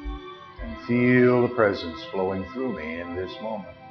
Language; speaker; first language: English; native; English